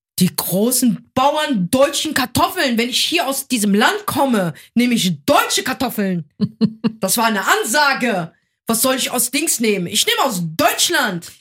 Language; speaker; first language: German; early bilingual, other home language; Arabic